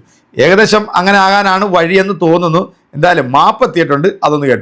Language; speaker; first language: Malayalam; native; Malayalam